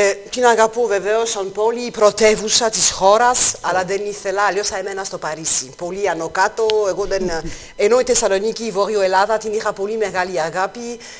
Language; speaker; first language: Greek; non-native, fluent; French